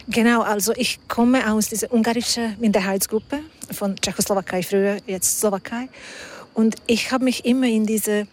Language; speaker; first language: German; non-native, fluent; Hungarian